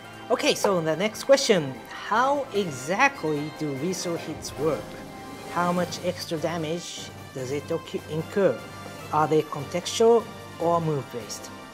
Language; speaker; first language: English; non-native, fluent; Japanese